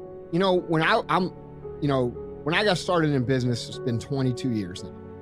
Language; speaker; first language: English; native; English